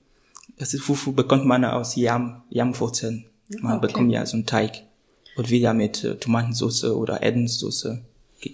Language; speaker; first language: German; non-native, fluent; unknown